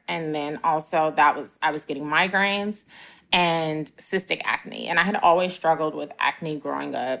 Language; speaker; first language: English; native; English